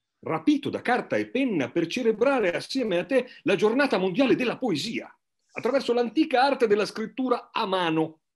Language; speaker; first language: Italian; native; Italian